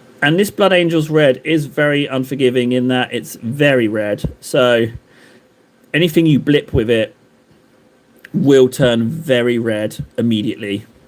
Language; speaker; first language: English; native; English